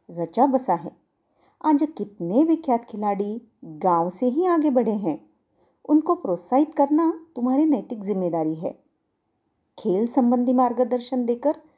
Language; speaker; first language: Hindi; non-native, local second language; Marathi